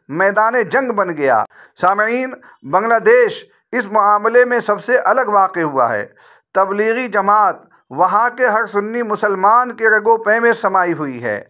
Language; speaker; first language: Hindi; native; Hindi